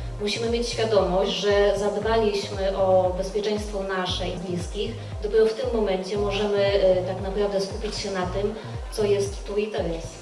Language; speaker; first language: Polish; native; Polish